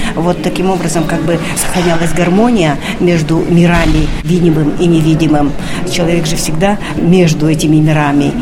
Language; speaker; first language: Russian; non-native, local second language; Udmurt